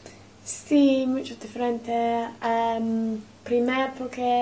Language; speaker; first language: Spanish; non-native, learner; English